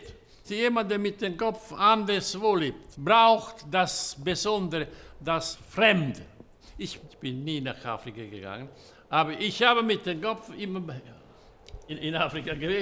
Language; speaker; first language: German; non-native, fluent; Italian